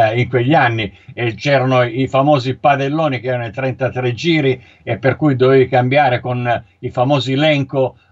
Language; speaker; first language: Italian; native; Italian